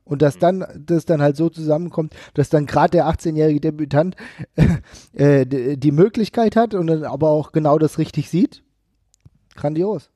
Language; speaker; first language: German; native; German